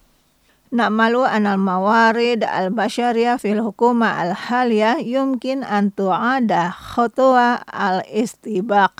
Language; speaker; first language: Arabic; non-native, fluent; Indonesian